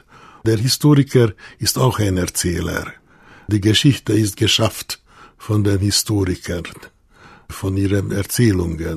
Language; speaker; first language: German; non-native, fluent; Hungarian